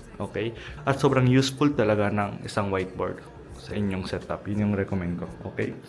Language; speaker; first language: Filipino; early bilingual, heritage; Filipino